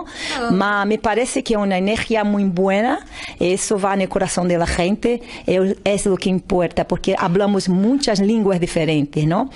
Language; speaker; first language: Spanish; non-native, learner; Portuguese